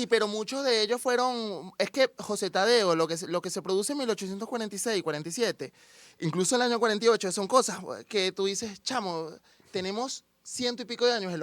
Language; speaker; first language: Spanish; native; Spanish